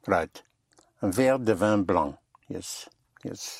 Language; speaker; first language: French; non-native, fluent; English